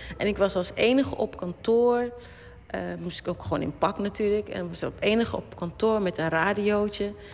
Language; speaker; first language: Dutch; native; Dutch